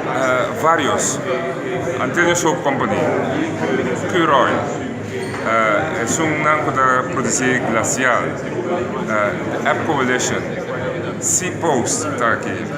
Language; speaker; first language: Portuguese; non-native, learner; Papiamento